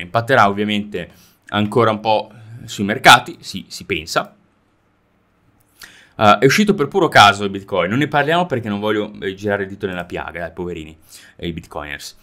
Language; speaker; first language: Italian; native; Italian